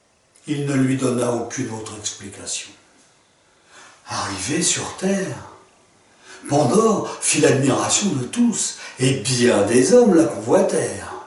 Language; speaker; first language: French; native; French